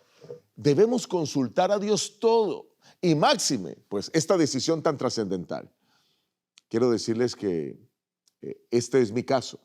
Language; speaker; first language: Spanish; native; Spanish